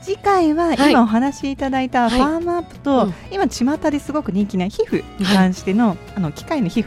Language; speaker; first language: Japanese; native; Japanese